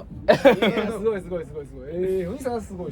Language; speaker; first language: Japanese; native; Japanese